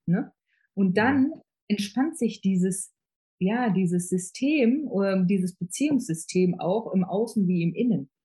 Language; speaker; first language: German; native; German